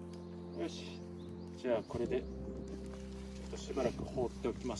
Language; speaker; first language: Japanese; native; Japanese